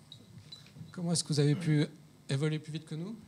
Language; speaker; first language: French; native; French